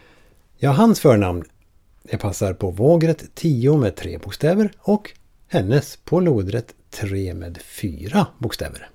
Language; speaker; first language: Swedish; native; Swedish